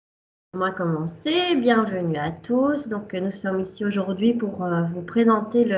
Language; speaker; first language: French; native; French